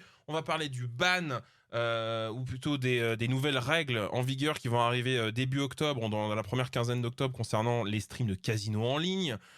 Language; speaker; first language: French; native; French